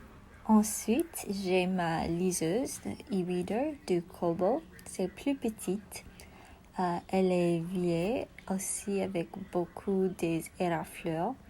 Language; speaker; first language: French; non-native, learner; English